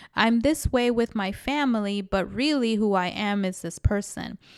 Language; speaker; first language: English; early bilingual, other home language; Spanish